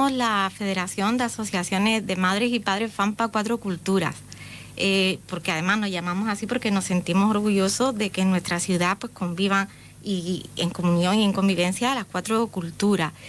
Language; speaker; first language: Spanish; native; Spanish